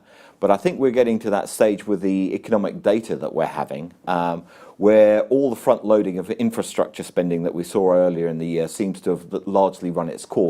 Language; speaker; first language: English; native; English